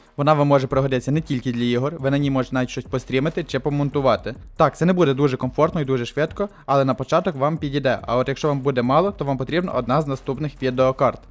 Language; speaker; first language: Ukrainian; native; Ukrainian